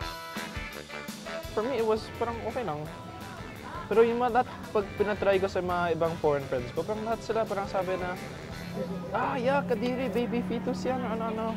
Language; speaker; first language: Filipino; non-native, fluent; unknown